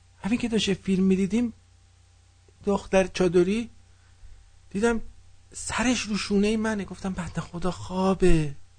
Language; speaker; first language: Persian; native; Persian